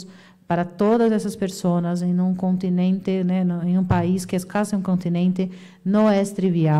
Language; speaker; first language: Spanish; non-native, fluent; Portuguese